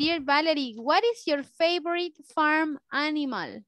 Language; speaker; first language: English; non-native, fluent; Spanish